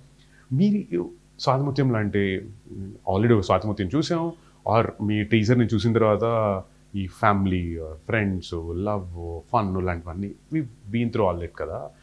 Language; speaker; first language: Telugu; native; Telugu